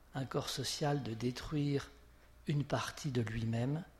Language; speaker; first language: French; native; French